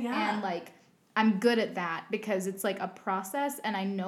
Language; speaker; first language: English; native; English